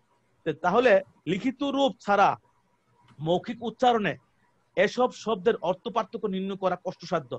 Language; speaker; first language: Bangla; native; Bangla